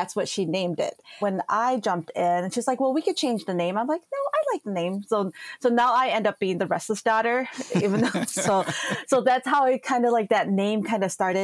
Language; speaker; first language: English; native; English